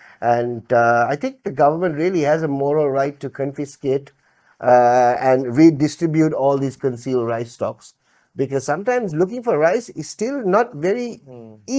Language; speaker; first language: English; non-native, local second language; Sinhala